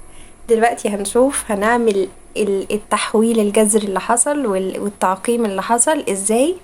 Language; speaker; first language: Arabic; native; Arabic